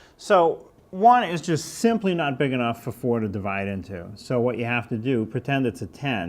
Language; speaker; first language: English; native; English